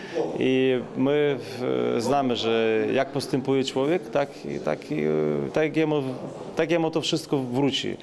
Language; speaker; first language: Polish; non-native, learner; Ukrainian